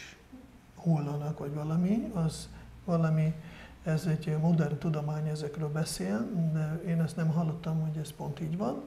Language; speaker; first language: Hungarian; non-native, fluent; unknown